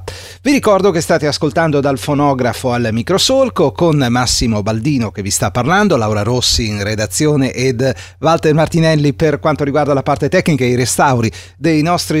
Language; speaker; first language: Italian; native; Italian